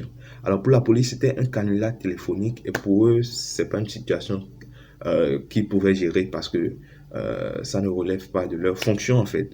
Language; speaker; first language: French; native; French